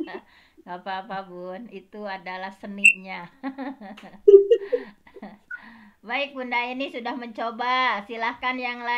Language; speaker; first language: Indonesian; native; Indonesian